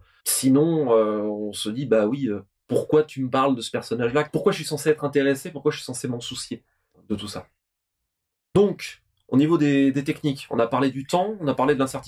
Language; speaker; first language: French; native; French